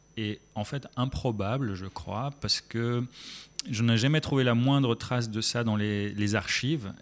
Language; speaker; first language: French; early bilingual, other home language; German